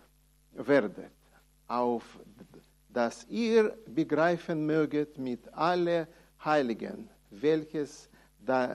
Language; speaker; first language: German; non-native, fluent; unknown